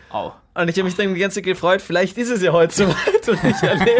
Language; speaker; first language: German; native; German